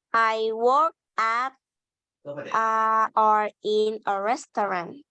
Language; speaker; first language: English; non-native, learner; Indonesian